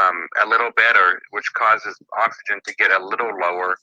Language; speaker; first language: English; native; English